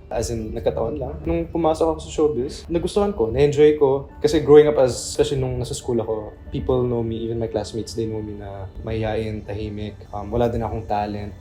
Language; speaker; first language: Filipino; early bilingual, other home language; English